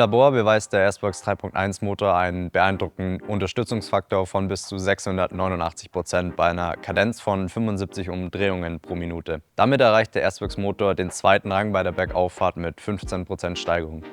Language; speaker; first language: German; native; German